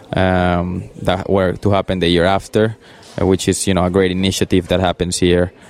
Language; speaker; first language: English; early bilingual, other home language; Spanish